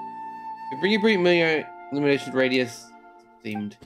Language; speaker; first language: English; native; English